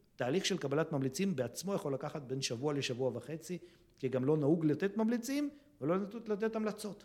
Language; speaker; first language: Hebrew; early bilingual, other home language; Russian